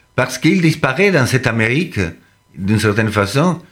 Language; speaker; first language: French; non-native, fluent; Spanish